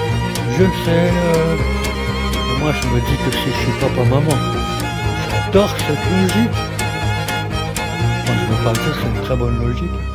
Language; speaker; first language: French; native; French